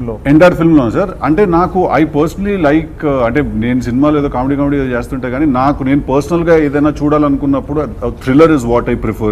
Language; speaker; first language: Telugu; native; Telugu